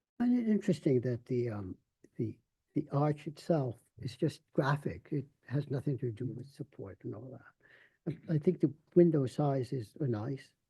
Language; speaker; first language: English; non-native, fluent; Portuguese